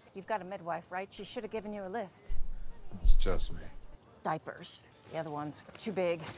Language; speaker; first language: English; native; English